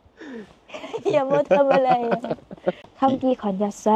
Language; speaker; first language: Korean; non-native, learner; Thai